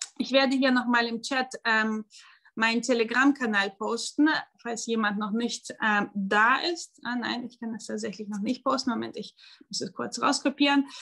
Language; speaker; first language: German; non-native, fluent; Russian